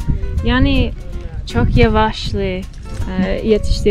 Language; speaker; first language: Turkish; non-native, learner; English